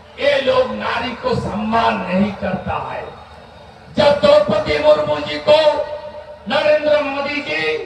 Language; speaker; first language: Hindi; non-native, local second language; Bangla